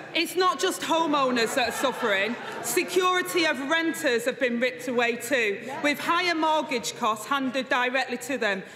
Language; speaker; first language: English; native; English